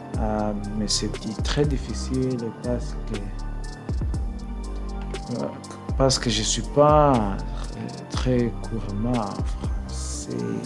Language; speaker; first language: French; non-native, learner; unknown